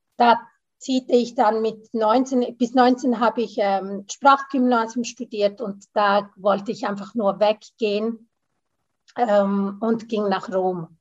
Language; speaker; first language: German; native; German